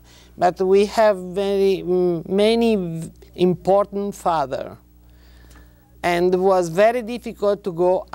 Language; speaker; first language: English; non-native, learner; Italian